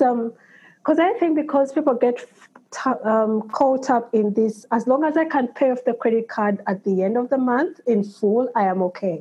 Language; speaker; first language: English; non-native, local second language; Ganda